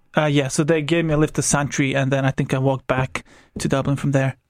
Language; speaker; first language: English; non-native, fluent; Croatian